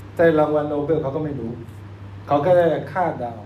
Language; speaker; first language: Thai; non-native, fluent; Chinese